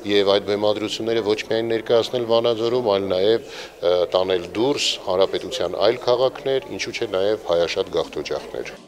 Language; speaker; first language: Armenian; native; Armenian